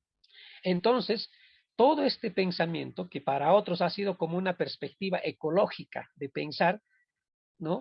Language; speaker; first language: Spanish; non-native, local second language; Quechua